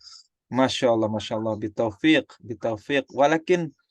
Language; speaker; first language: Arabic; non-native, fluent; Indonesian